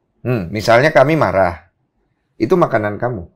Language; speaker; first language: Indonesian; native; Indonesian